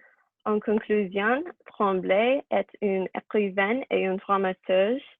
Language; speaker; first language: French; non-native, learner; English